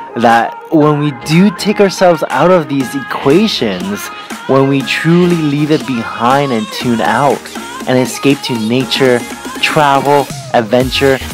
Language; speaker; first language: English; native; English